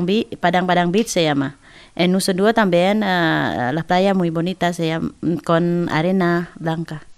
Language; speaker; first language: Spanish; non-native, learner; Balinese